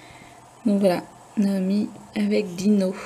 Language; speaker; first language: French; native; French